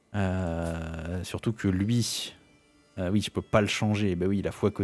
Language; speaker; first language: French; native; French